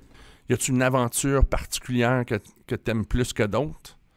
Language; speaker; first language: French; native; French